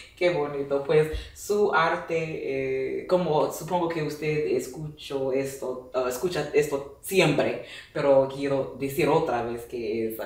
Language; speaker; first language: Spanish; non-native, fluent; English